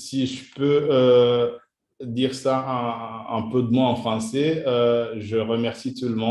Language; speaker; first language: French; non-native, local second language; Kinyarwanda